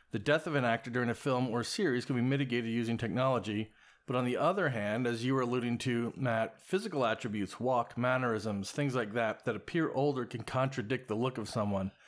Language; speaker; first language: English; native; English